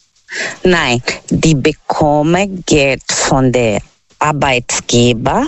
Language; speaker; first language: German; non-native, fluent; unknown